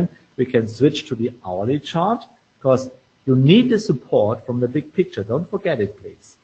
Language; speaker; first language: English; non-native, fluent; German